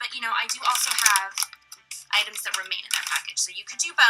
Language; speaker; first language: English; native; English